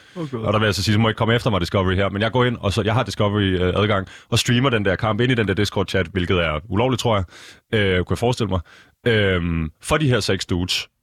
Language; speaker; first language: Danish; native; Danish